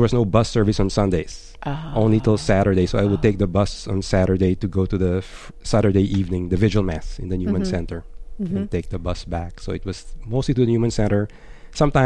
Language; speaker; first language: English; non-native, local second language; Filipino